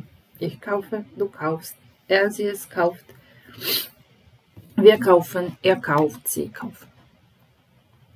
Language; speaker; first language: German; non-native, fluent; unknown